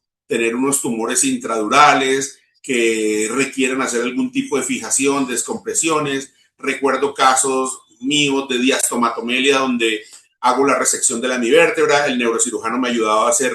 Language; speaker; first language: Spanish; native; Spanish